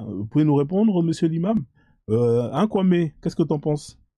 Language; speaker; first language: French; native; French